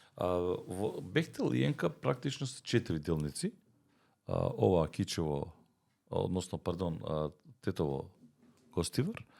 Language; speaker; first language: Macedonian; native; Macedonian